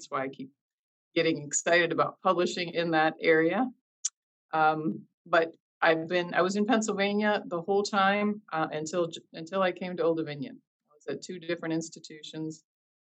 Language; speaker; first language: English; native; English